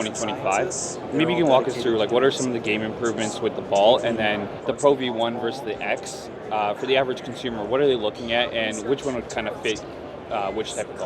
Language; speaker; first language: English; native; English